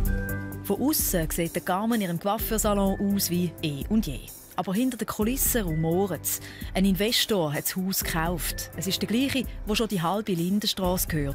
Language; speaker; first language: German; native; German